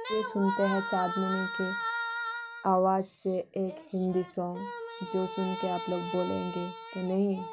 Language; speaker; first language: Hindi; non-native, local second language; Santali